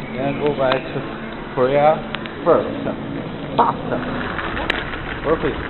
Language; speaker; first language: English; non-native, learner; Chinese